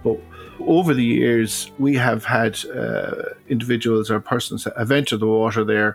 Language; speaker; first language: English; native; English